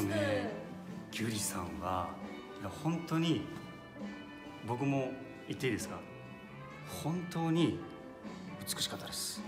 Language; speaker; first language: Japanese; native; Japanese